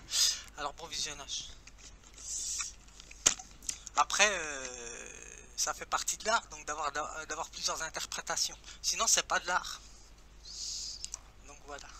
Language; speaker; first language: French; native; French